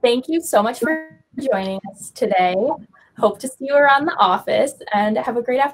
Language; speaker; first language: English; native; English